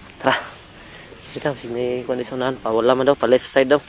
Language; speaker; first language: Filipino; non-native, local second language; Cebuano